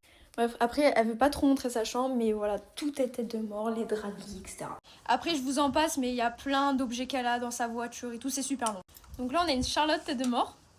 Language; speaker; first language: French; native; French